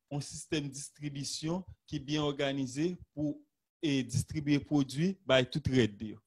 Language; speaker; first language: Portuguese; non-native, learner; Haitian Creole